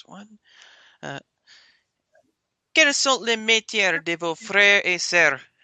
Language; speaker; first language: French; non-native, learner; English